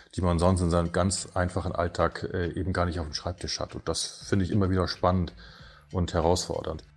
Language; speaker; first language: German; native; German